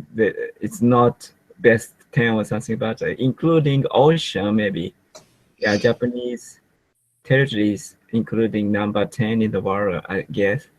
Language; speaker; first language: English; non-native, learner; Japanese